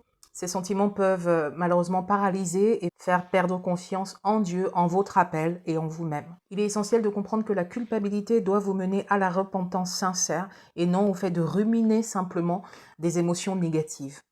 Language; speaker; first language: French; native; French